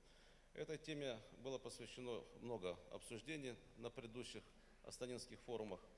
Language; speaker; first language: Russian; native; Russian